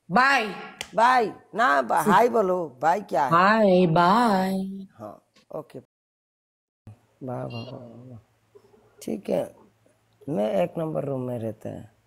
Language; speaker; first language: Hindi; non-native, learner; Bangla